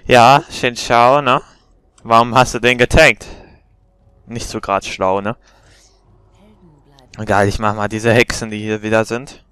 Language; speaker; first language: German; native; German